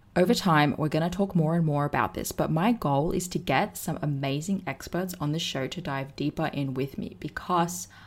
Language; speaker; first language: English; native; English